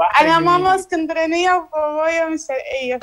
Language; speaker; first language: Arabic; native; Arabic